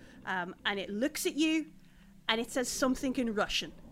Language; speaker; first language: English; native; English